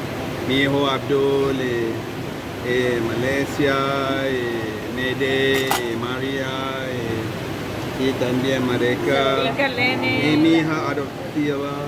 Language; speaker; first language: Spanish; non-native, learner; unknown